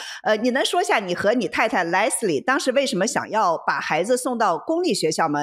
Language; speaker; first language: Chinese; native; Chinese